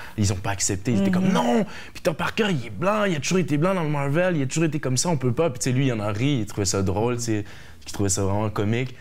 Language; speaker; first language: French; early bilingual, other home language; Haitian Creole